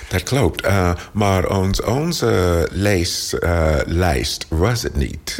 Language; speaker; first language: Dutch; non-native, learner; English